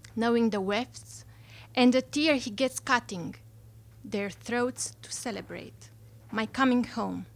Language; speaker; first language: English; non-native, fluent; Romanian